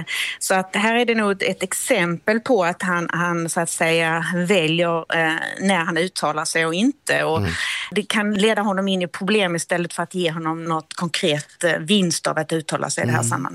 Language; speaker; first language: Swedish; native; Swedish